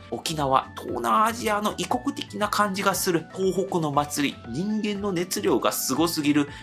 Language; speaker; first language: Japanese; non-native, fluent; Korean